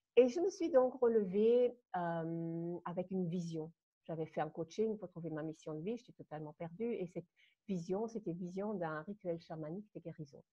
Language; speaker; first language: French; non-native, fluent; German